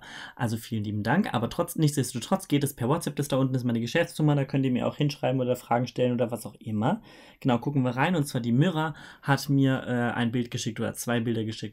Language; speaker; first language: German; native; German